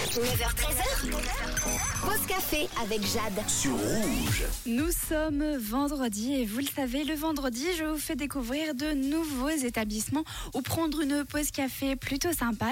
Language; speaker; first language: French; native; French